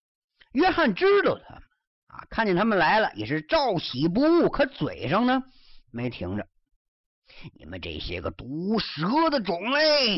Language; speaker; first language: Chinese; native; Chinese